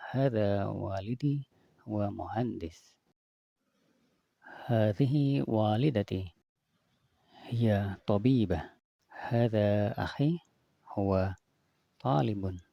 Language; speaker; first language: Arabic; non-native, learner; Indonesian